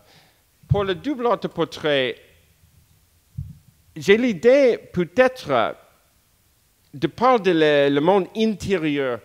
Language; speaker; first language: French; non-native, fluent; English